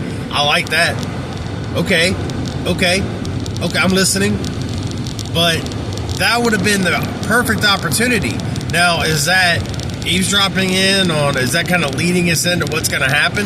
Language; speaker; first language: English; native; English